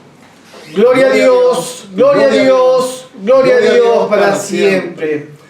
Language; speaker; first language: Spanish; native; Spanish